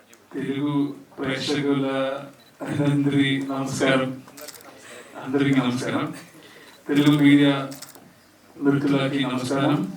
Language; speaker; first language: Telugu; non-native, learner; Malayalam